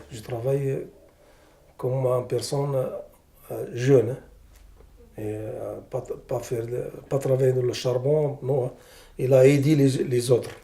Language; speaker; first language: French; non-native, learner; Arabic